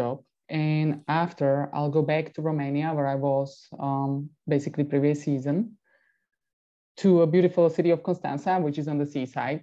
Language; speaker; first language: English; non-native, fluent; Slovak